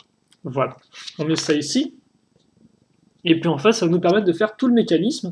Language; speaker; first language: French; native; French